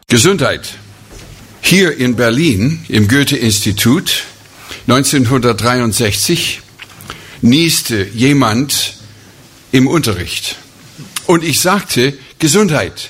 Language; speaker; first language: German; non-native, fluent; English